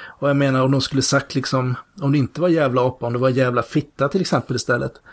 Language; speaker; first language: Swedish; native; Swedish